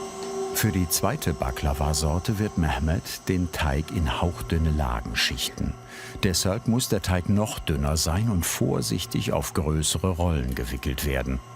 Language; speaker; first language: German; native; German